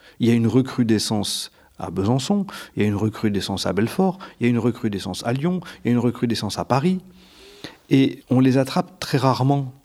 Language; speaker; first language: French; native; French